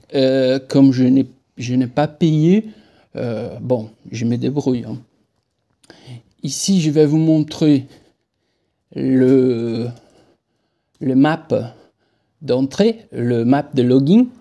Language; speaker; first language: French; non-native, fluent; Portuguese